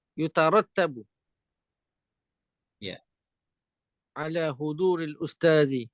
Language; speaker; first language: Arabic; non-native, fluent; Malay